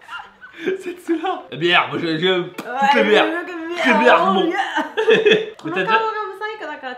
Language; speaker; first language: French; native; French